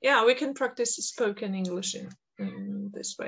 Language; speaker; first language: English; non-native, fluent; Georgian